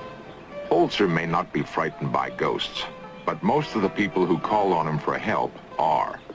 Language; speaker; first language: English; native; English